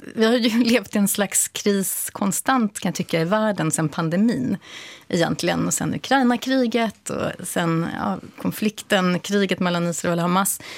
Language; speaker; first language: Swedish; native; Swedish